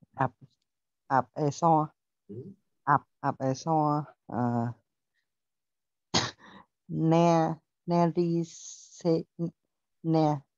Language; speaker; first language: Korean; non-native, learner; Vietnamese